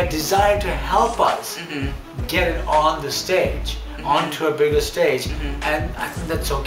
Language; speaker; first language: English; native; English